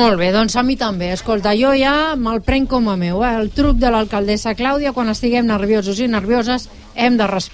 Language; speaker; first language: Catalan; native; Catalan